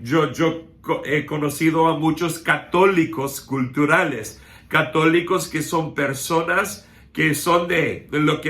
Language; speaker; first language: Spanish; non-native, fluent; English